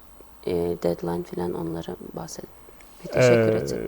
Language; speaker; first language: Turkish; non-native, local second language; Kyrgyz